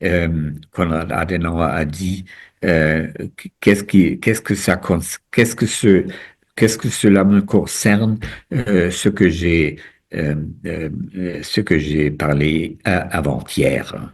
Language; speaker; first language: French; non-native, fluent; German